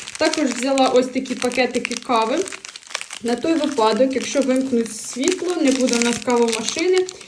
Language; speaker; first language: Ukrainian; native; Ukrainian